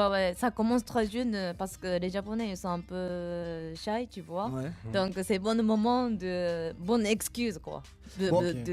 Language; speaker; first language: French; non-native, fluent; Japanese